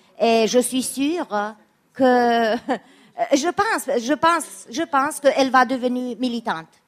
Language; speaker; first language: French; non-native, fluent; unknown